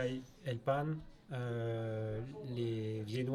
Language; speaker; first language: Spanish; non-native, learner; French